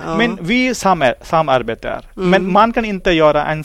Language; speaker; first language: Swedish; non-native, learner; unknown